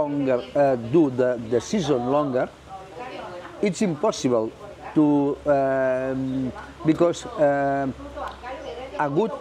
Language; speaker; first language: English; non-native, learner; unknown